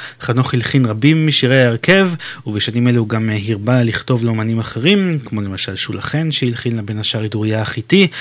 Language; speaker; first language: Hebrew; native; Hebrew